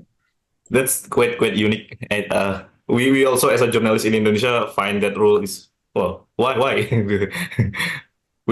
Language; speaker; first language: English; non-native, learner; Indonesian